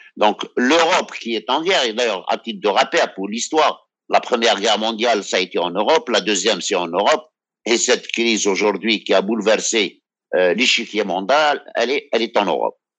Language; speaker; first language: French; non-native, local second language; Arabic